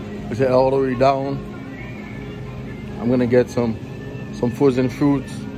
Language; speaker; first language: English; non-native, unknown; Haitian Creole